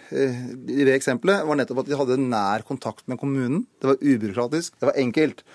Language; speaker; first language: Norwegian; native; Norwegian